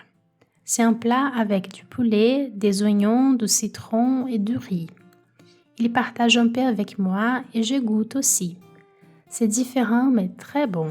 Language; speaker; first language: French; non-native, fluent; Portuguese